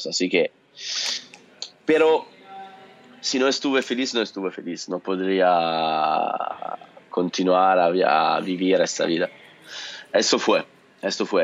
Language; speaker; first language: Spanish; non-native, learner; Italian